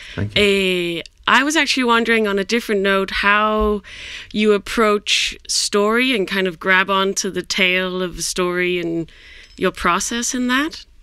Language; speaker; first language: English; non-native, fluent; Chinese